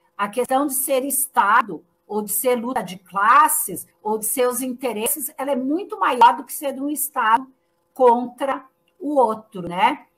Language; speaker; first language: Portuguese; native; Portuguese